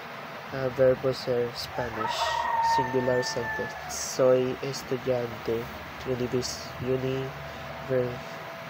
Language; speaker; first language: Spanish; non-native, learner; Filipino